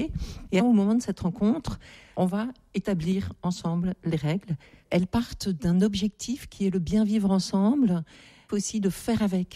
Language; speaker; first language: French; native; French